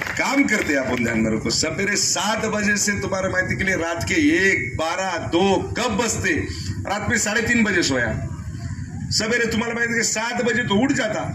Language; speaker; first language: Hindi; non-native, local second language; Marathi